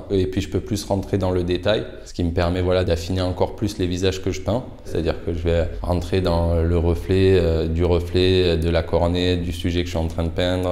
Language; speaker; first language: French; native; French